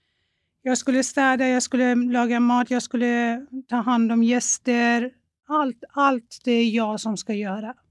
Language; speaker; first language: Swedish; non-native, fluent; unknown